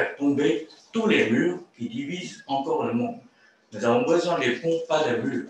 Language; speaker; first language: French; non-native, fluent; Chinese